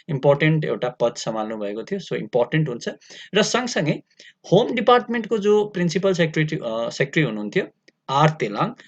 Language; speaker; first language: Nepali; native; Nepali